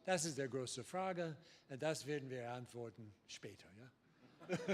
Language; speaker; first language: German; non-native, learner; English